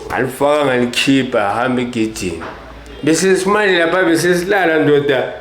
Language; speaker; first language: Zulu; native; Zulu